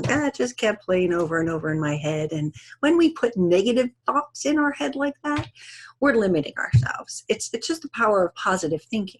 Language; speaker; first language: English; native; English